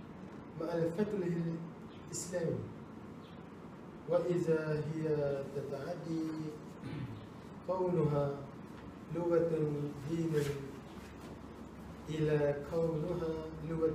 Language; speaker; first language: Arabic; non-native, learner; Malay